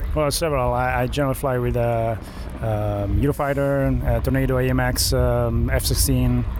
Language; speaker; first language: English; non-native, fluent; Italian